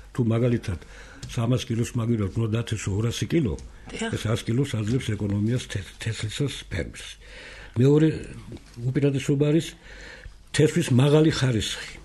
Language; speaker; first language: Georgian; native; Georgian